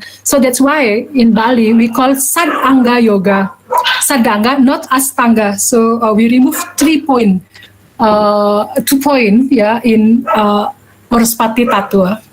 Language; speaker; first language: English; non-native, learner; Balinese